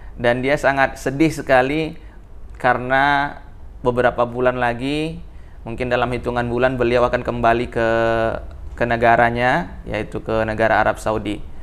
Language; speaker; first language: Indonesian; native; Indonesian